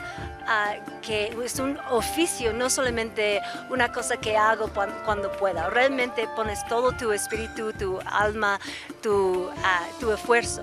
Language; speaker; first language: Spanish; native; Spanish